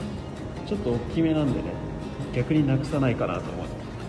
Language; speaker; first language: Japanese; native; Japanese